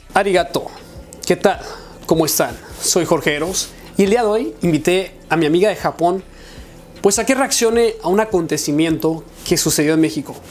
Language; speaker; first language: Spanish; native; Spanish